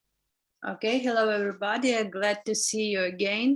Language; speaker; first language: English; non-native, learner; Ukrainian